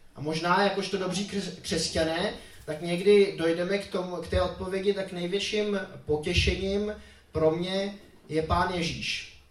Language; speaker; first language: Czech; native; Czech